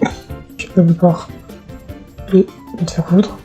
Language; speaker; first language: French; native; French